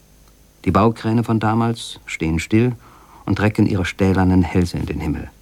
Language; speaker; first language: German; native; German